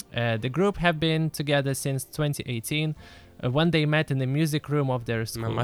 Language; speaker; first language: English; early bilingual, other home language; Lithuanian